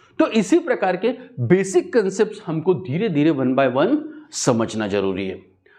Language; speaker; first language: Hindi; non-native, local second language; Marathi